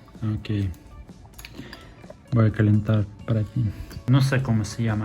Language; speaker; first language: Spanish; non-native, learner; Russian